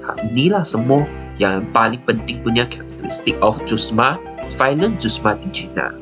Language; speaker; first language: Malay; non-native, local second language; Chinese